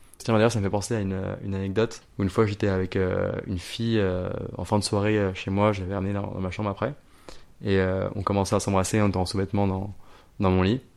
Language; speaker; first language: French; native; French